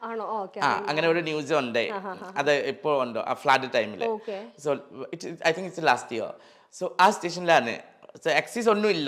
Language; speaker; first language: Malayalam; non-native, learner; Assamese